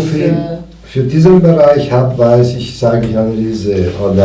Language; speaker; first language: German; non-native, fluent; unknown